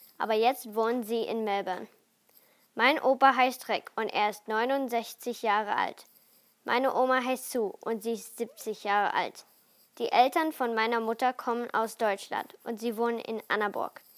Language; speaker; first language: German; early bilingual, heritage; German